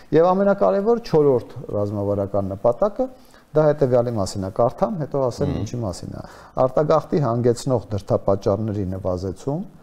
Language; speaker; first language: Armenian; native; Armenian